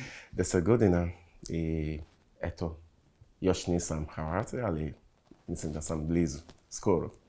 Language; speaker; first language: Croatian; non-native, learner; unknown